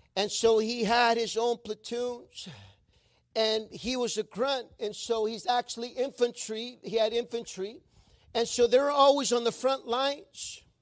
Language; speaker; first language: English; non-native, fluent; Spanish